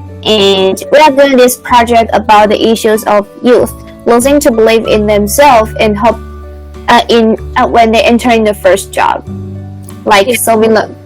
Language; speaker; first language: English; non-native, learner; Chinese